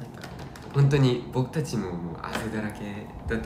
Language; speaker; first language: Japanese; non-native, fluent; Korean